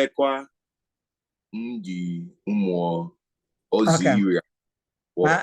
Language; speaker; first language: Igbo; early bilingual, heritage; English